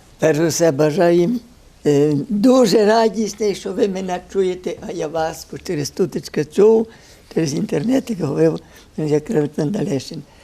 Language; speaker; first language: Ukrainian; early bilingual, heritage; Ukrainian